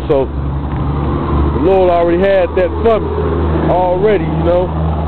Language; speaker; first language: English; native; English